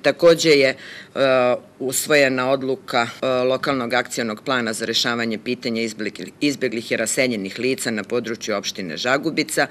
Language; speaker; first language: Serbian; native; Serbian